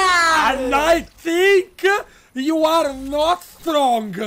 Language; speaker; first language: English; non-native, learner; Italian